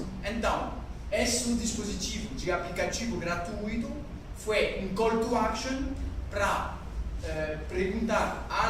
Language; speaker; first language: Portuguese; non-native, learner; French